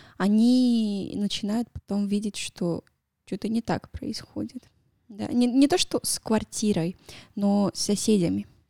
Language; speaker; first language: Russian; non-native, fluent; Spanish